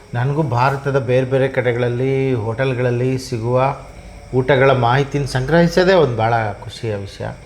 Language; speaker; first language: Kannada; native; Kannada